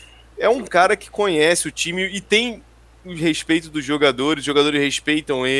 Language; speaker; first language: Portuguese; native; Portuguese